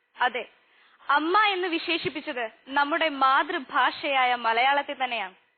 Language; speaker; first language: Malayalam; native; Malayalam